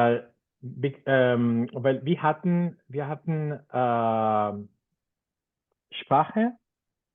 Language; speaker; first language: German; non-native, fluent; Spanish